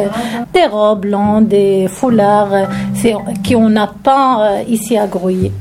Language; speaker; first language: French; non-native, learner; Arabic